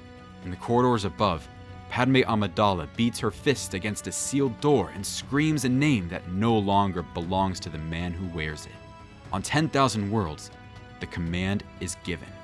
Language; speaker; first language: English; native; English